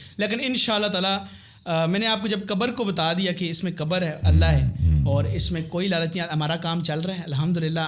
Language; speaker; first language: Urdu; non-native, local second language; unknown